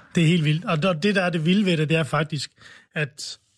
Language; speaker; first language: Danish; native; Danish